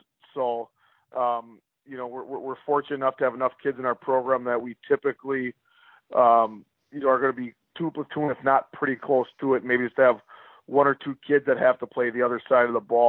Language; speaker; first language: English; native; English